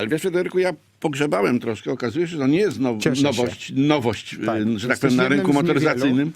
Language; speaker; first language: Polish; native; Polish